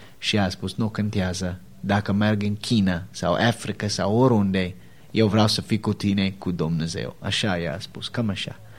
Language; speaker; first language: Romanian; non-native, learner; English